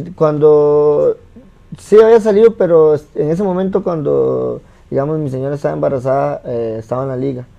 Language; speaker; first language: Spanish; native; Spanish